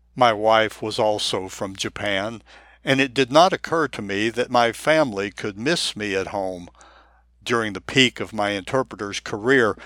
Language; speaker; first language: English; non-native, fluent; Japanese